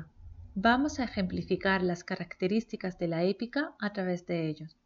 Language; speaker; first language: Spanish; native; Spanish